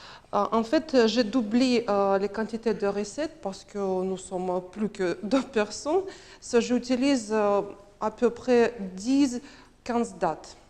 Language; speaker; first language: French; non-native, learner; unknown